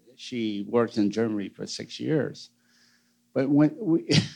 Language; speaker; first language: English; native; English